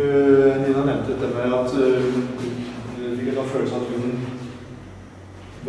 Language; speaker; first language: Norwegian; native; Norwegian